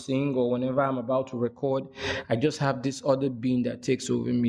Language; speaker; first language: English; non-native, local second language; Igbo